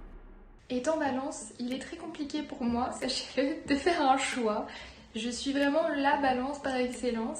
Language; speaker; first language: French; native; French